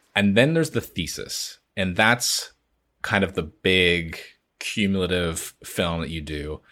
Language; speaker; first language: English; native; English